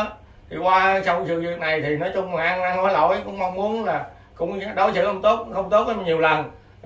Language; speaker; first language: Vietnamese; native; Vietnamese